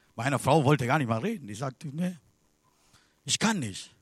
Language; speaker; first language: German; non-native, learner; Sinhala